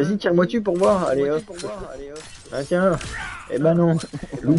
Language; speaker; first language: French; native; French